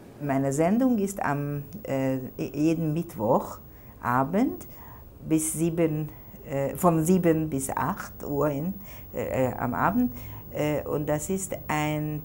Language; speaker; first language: German; non-native, fluent; Hungarian